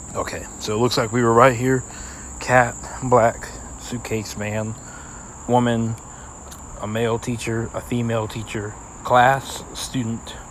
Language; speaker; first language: English; native; English